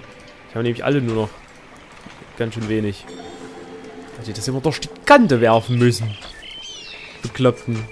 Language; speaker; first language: German; native; German